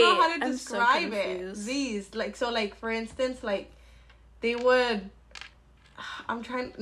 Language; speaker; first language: English; early bilingual, other home language; Spanish